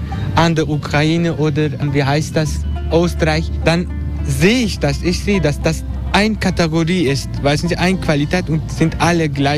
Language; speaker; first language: German; non-native, learner; Turkish